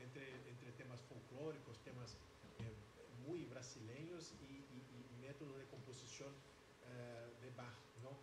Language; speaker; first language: Spanish; non-native, learner; Portuguese